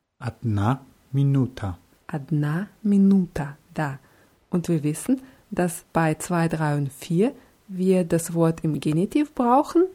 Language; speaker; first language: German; non-native, fluent; Russian